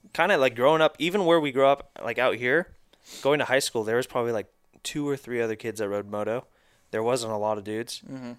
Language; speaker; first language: English; native; English